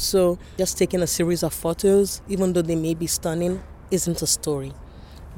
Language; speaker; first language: English; non-native, local second language; Yoruba